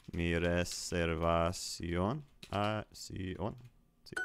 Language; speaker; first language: Spanish; non-native, learner; English